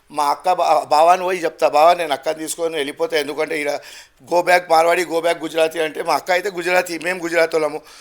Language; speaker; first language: Telugu; non-native, local second language; Gujarati